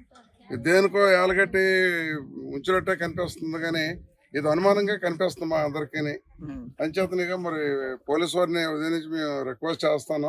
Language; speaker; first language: Telugu; native; Telugu